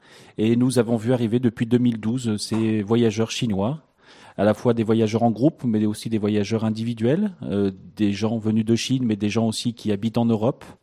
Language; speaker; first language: French; native; French